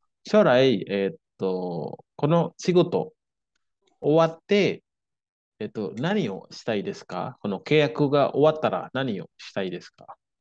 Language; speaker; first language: Japanese; non-native, fluent; Indonesian